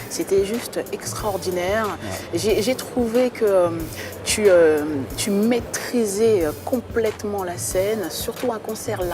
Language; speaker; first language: French; native; French